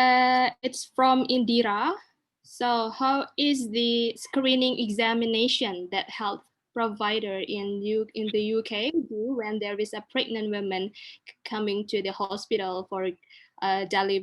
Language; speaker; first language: English; non-native, local second language; Indonesian